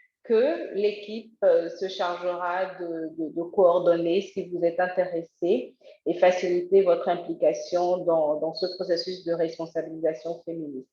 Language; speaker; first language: French; native; French